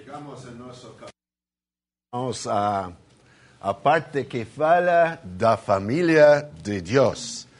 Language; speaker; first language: Spanish; non-native, fluent; English